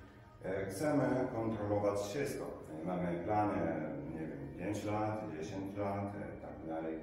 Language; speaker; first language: Polish; non-native, learner; Italian